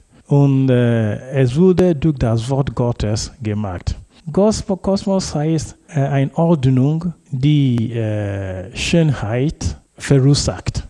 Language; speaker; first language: German; non-native, fluent; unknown